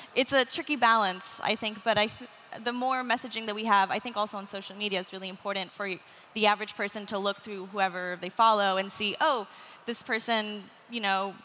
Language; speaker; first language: English; native; English